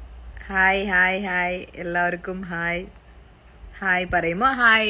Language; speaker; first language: Malayalam; early bilingual, heritage; Malayalam